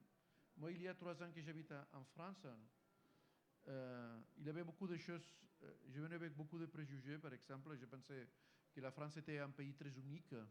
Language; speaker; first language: French; non-native, fluent; Spanish